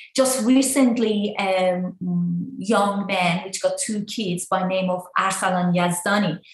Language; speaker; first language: English; non-native, fluent; Persian